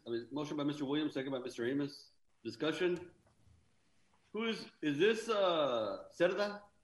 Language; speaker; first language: English; early bilingual, other home language; Spanish